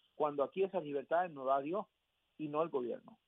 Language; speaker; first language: Spanish; early bilingual, heritage; Spanish